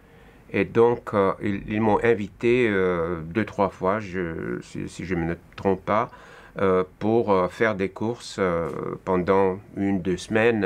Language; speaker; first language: French; non-native, fluent; Russian